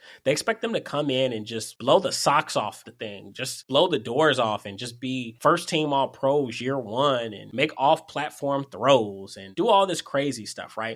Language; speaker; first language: English; native; English